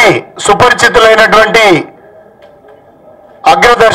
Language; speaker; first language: Telugu; native; Telugu